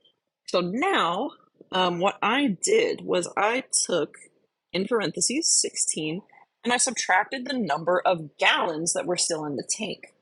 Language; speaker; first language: English; native; English